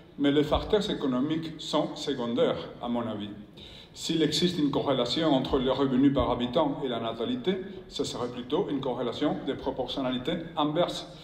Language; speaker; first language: French; non-native, fluent; Spanish